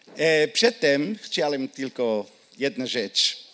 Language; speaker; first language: Polish; non-native, learner; Hebrew